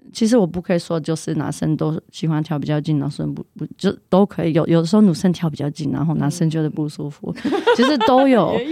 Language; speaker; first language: Chinese; non-native, fluent; English